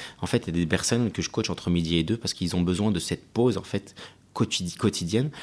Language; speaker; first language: French; early bilingual, other home language; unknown